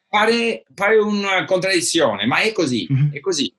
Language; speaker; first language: Italian; non-native, learner; English